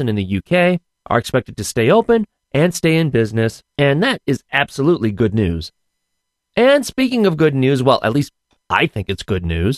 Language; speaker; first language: English; native; English